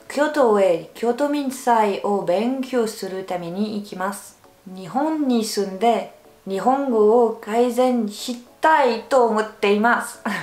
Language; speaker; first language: Japanese; non-native, learner; French